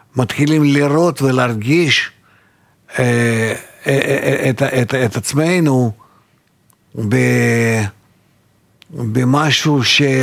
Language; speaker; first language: Hebrew; non-native, fluent; Russian